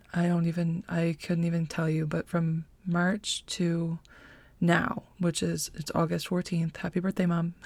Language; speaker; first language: English; native; English